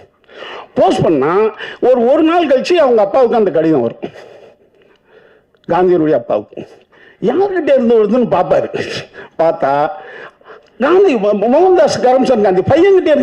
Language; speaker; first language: Tamil; native; Tamil